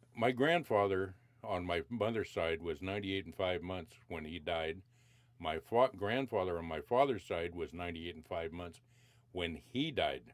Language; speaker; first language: English; native; English